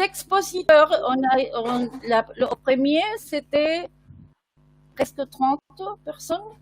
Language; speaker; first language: French; non-native, fluent; Spanish